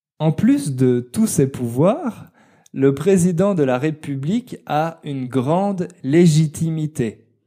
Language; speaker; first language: French; native; French